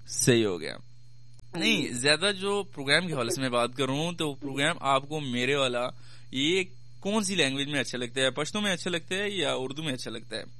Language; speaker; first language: Urdu; non-native, local second language; Pashto